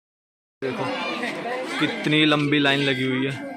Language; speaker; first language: Hindi; native; Hindi